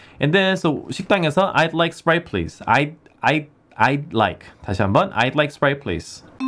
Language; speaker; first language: English; early bilingual, other home language; Korean